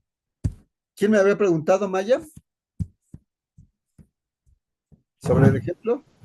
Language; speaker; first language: Spanish; native; Spanish